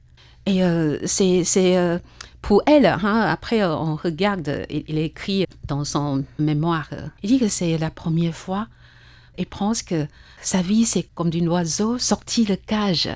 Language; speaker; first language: French; non-native, learner; Chinese